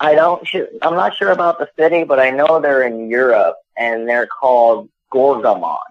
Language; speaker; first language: English; native; English